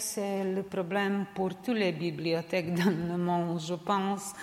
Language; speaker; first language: French; non-native, learner; Serbian